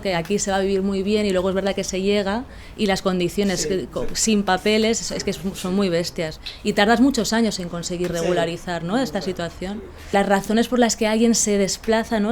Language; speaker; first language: Spanish; native; Spanish